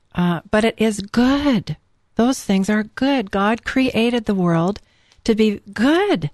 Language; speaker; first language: English; native; English